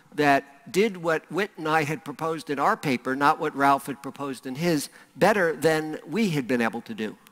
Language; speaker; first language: English; native; English